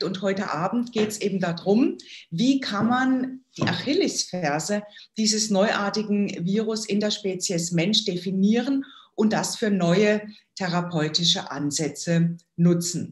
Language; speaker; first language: German; native; German